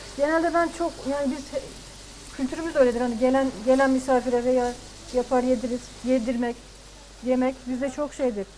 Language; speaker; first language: Turkish; native; Turkish